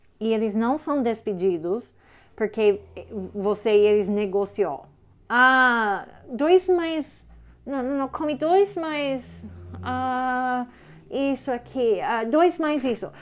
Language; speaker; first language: Portuguese; non-native, learner; English